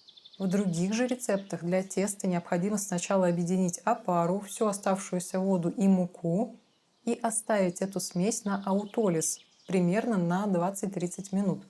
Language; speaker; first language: Russian; native; Russian